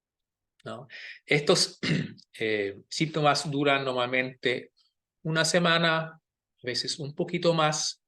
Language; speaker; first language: Spanish; non-native, fluent; German